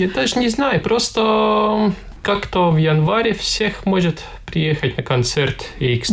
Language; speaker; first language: Russian; non-native, local second language; Latvian